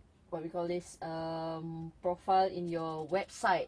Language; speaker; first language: English; non-native, local second language; Malay